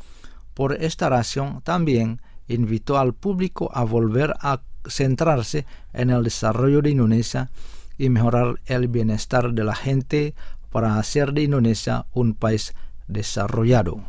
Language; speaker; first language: Spanish; non-native, fluent; Indonesian